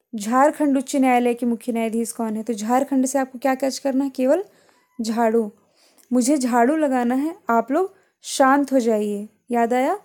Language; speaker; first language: Hindi; native; Hindi